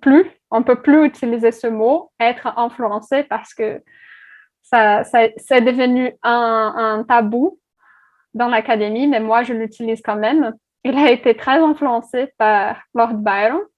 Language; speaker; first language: French; non-native, fluent; Portuguese